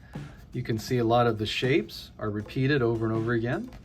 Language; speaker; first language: English; native; English